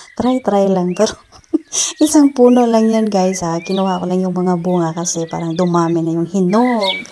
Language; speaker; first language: Filipino; non-native, local second language; Cebuano